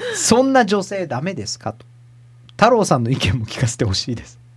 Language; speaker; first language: Japanese; early bilingual, heritage; Portuguese